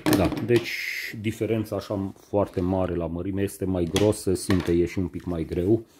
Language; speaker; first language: Romanian; non-native, local second language; Hungarian